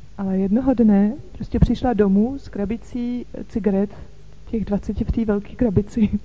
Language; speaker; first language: Czech; native; Czech